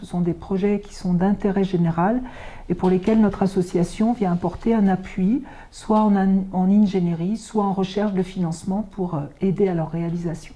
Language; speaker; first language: French; native; French